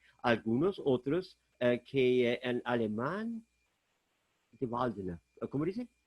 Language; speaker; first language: Spanish; non-native, fluent; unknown